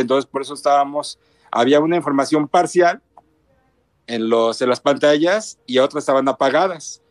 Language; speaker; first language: Spanish; native; Spanish